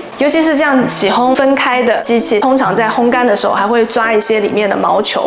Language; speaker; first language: Chinese; native; Chinese